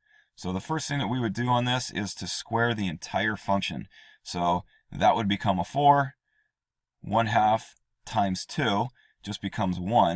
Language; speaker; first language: English; native; English